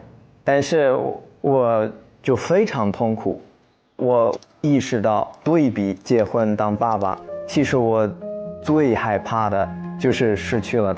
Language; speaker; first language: Chinese; non-native, fluent; English